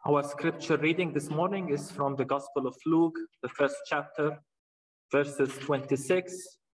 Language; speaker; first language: English; non-native, fluent; Arabic